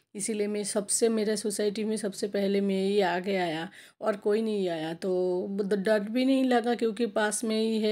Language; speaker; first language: Hindi; non-native, local second language; Bangla